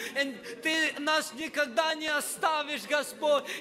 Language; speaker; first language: Russian; non-native, learner; English